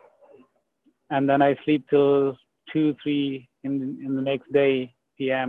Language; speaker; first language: English; non-native, local second language; Sinhala